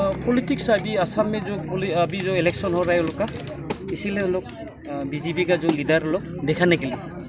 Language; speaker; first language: Hindi; non-native, local second language; Bangla